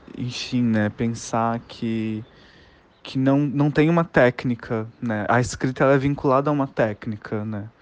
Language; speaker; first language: Portuguese; native; Portuguese